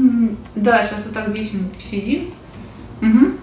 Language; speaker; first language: Russian; native; Russian